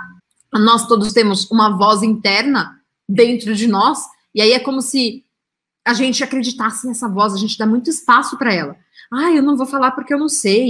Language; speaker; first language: Portuguese; native; Portuguese